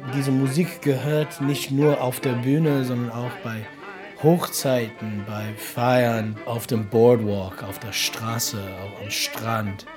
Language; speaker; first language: German; non-native, fluent; English